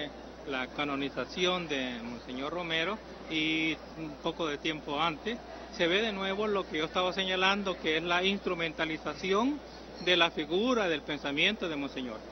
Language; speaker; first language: Spanish; native; Spanish